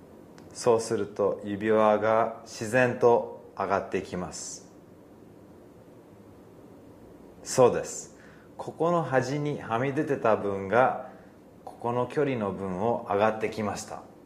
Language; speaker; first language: Japanese; early bilingual, heritage; English